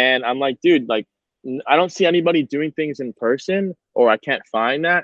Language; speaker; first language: English; native; English